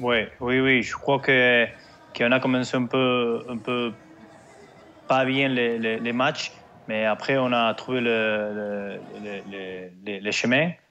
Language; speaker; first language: French; non-native, learner; Spanish